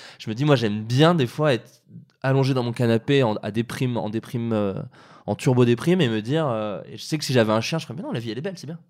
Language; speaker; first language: French; native; French